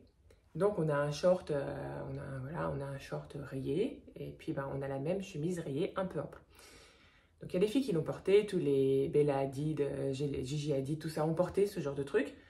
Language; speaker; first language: French; native; French